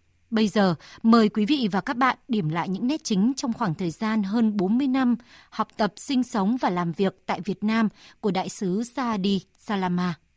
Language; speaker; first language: Vietnamese; native; Vietnamese